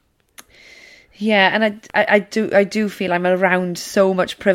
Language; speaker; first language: English; non-native, local second language; Welsh